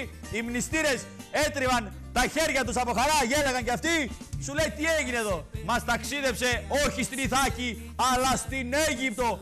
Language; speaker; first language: Greek; native; Greek